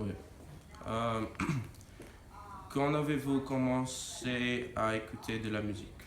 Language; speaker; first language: French; non-native, learner; English